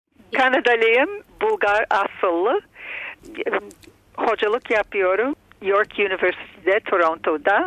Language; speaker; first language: Turkish; non-native, fluent; Bulgarian